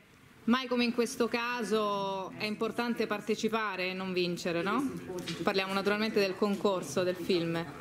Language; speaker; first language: Italian; native; Italian